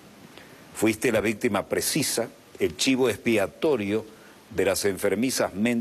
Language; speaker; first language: Spanish; native; Spanish